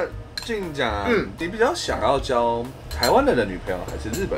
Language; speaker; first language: Chinese; native; Chinese